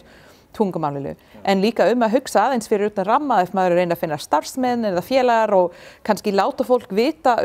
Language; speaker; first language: Icelandic; non-native, fluent; English